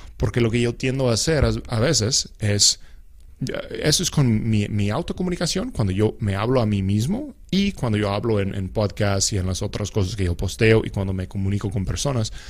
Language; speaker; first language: Spanish; non-native, fluent; English